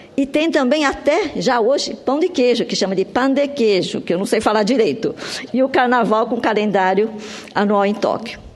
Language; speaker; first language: Portuguese; early bilingual, other home language; Japanese